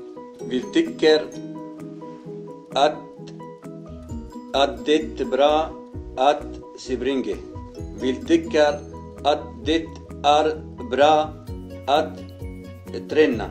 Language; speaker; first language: Swedish; non-native, learner; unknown